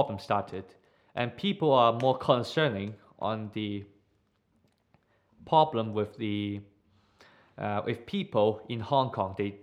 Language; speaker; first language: English; non-native, local second language; Cantonese